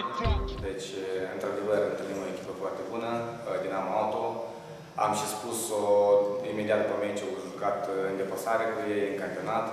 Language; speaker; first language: Romanian; native; Romanian